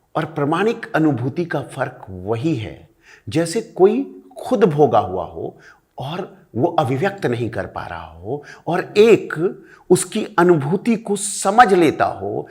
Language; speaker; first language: Hindi; non-native, local second language; Marathi